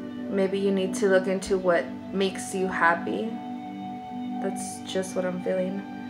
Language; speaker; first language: English; early bilingual, other home language; Spanish